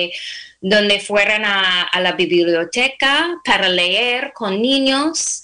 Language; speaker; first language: Spanish; non-native, fluent; English